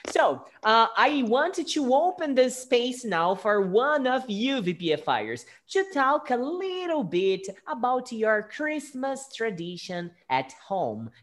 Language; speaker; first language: English; non-native, fluent; Portuguese